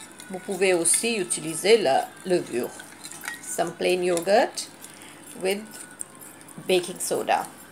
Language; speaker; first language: French; non-native, fluent; Hindi